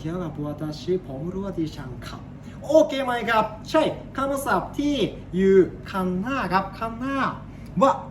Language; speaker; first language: Thai; non-native, learner; Japanese